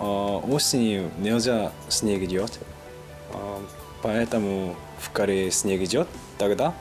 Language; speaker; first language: Russian; non-native, learner; Korean